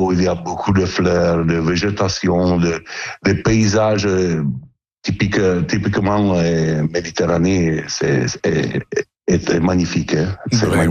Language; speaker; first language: French; non-native, learner; Italian